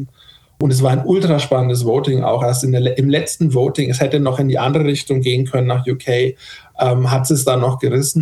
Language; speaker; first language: German; native; German